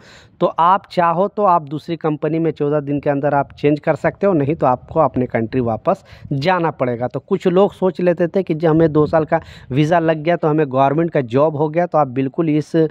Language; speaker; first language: Hindi; native; Hindi